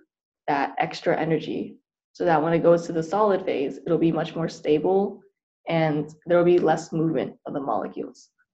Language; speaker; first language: English; native; English